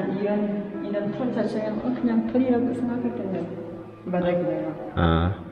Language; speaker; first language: Korean; non-native, learner; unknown